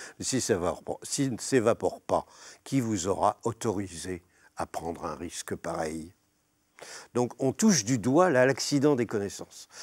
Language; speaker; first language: French; native; French